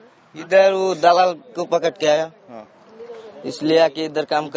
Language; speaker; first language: Hindi; non-native, learner; Bangla